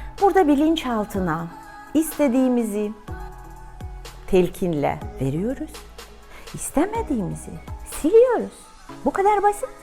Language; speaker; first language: Turkish; non-native, fluent; Russian